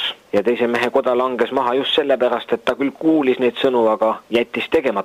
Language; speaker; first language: Estonian; native; Estonian